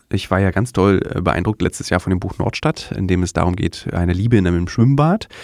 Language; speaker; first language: German; native; German